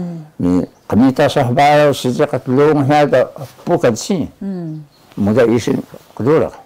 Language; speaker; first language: Chinese; non-native, local second language; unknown